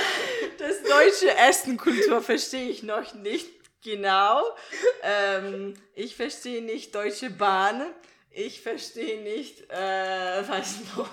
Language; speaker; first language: German; non-native, learner; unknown